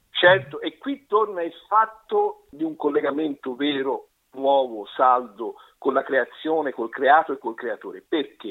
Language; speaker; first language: Italian; native; Italian